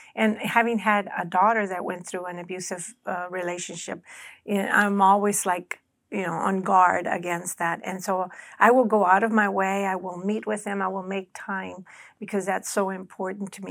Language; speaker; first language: English; early bilingual, other home language; Spanish